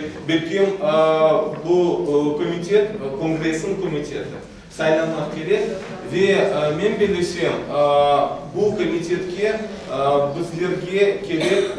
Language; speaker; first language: Turkish; non-native, learner; Tatar